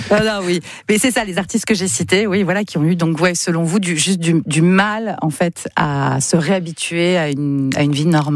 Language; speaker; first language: French; native; French